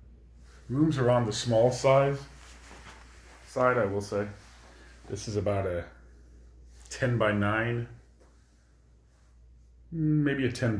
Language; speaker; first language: English; native; English